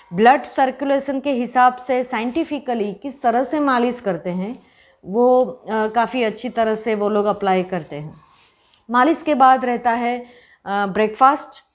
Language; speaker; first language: Hindi; non-native, local second language; Gujarati